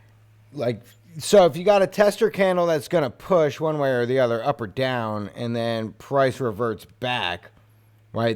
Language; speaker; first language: English; native; English